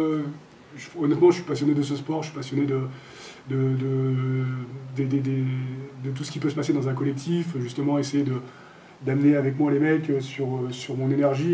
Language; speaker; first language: French; native; French